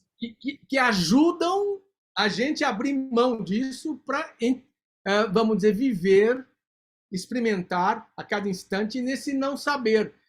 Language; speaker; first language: Portuguese; native; Portuguese